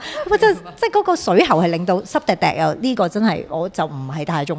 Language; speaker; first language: Cantonese; native; Cantonese